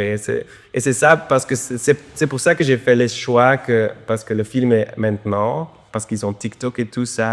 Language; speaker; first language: French; non-native, local second language; Dutch